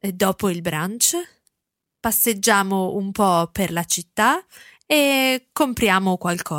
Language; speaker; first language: Italian; non-native, learner; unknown